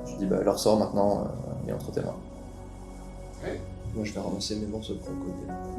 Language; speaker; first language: French; native; French